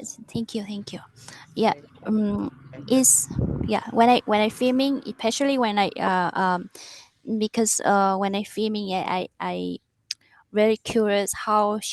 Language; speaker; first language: English; non-native, learner; Vietnamese